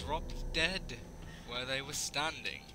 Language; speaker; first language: English; native; English